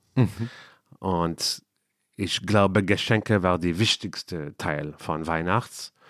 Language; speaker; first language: German; non-native, learner; English